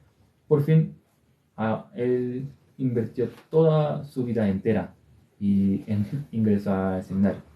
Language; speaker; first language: Spanish; non-native, learner; Korean